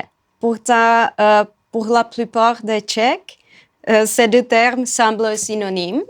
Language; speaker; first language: French; non-native, fluent; Czech